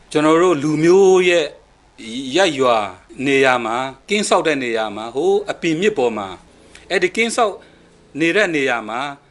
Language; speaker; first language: Burmese; non-native, local second language; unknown